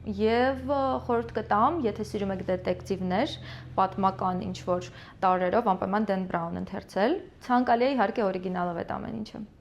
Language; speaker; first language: Armenian; early bilingual, other home language; Russian